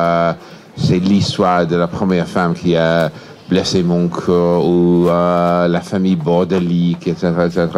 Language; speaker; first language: French; non-native, fluent; English